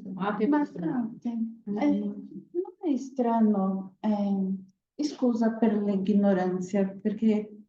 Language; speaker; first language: Italian; non-native, learner; Portuguese